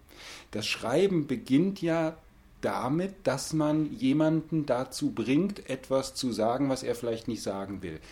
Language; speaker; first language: German; native; German